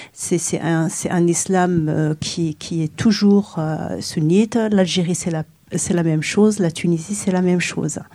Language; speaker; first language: French; non-native, local second language; Arabic